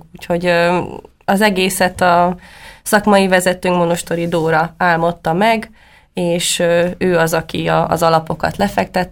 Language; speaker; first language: Hungarian; native; Hungarian